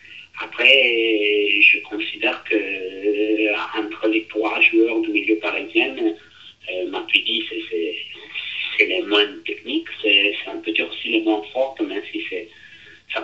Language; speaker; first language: French; non-native, fluent; Italian